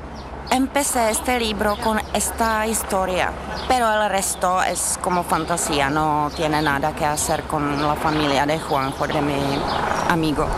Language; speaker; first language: Spanish; non-native, fluent; Czech